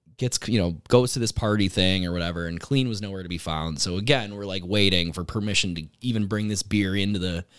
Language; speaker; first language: English; native; English